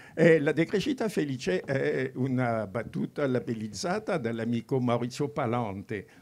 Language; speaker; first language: Italian; non-native, fluent; French